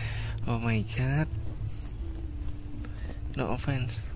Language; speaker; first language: English; non-native, learner; Indonesian